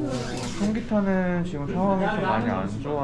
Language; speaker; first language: Korean; native; Korean